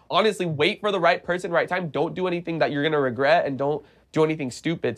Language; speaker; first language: English; native; English